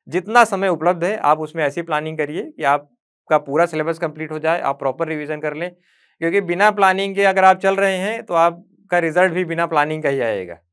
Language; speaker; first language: Hindi; native; Hindi